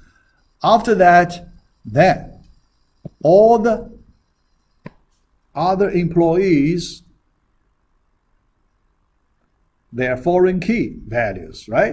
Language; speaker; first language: English; non-native, fluent; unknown